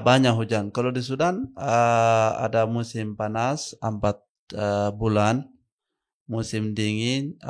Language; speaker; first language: Indonesian; non-native, learner; Arabic